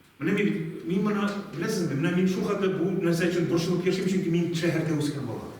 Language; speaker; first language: Tatar; native; Tatar